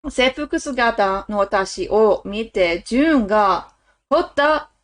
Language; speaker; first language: Japanese; non-native, learner; English